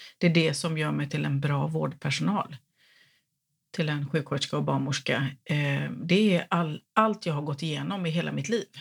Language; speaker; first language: Swedish; native; Swedish